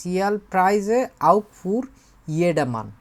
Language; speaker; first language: German; non-native, fluent; Bangla